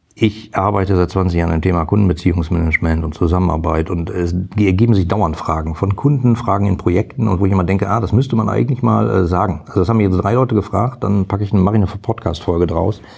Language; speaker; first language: German; native; German